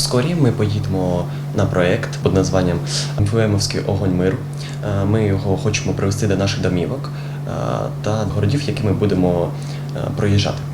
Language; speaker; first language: Ukrainian; non-native, local second language; Russian